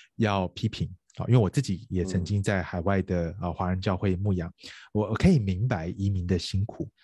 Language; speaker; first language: Chinese; native; Chinese